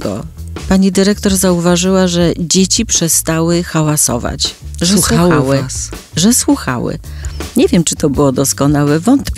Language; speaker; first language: Polish; native; Polish